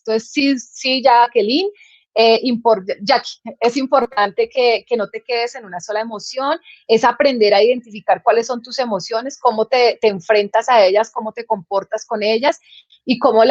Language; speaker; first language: Spanish; native; Spanish